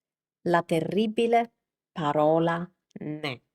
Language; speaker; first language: Italian; non-native, fluent; English